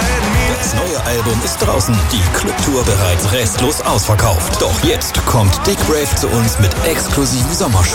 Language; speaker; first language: German; native; German